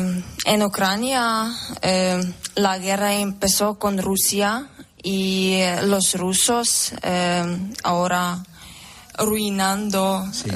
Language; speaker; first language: Spanish; non-native, learner; Ukrainian